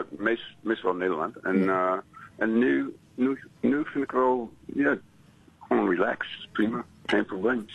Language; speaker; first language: Dutch; non-native, fluent; English